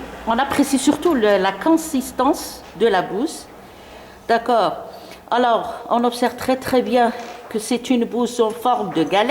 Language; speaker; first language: French; non-native, local second language; Arabic